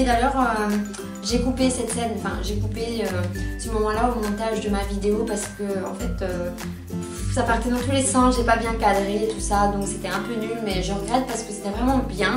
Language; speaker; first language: French; native; French